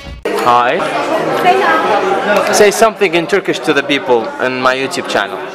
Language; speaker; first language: English; non-native, fluent; Arabic